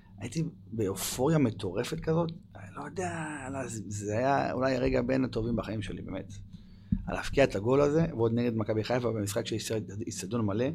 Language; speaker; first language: Hebrew; early bilingual, other home language; English